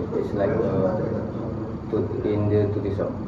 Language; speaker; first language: English; non-native, learner; Indonesian